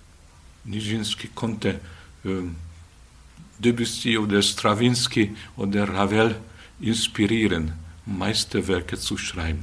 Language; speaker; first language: German; non-native, fluent; Hungarian